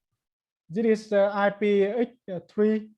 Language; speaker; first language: English; non-native, learner; Vietnamese